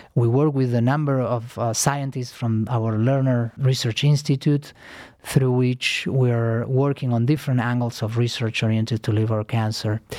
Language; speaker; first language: English; non-native, fluent; Spanish